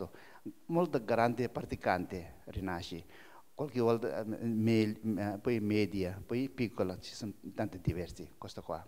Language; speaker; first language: Italian; non-native, learner; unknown